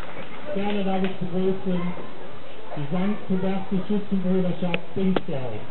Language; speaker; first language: German; native; German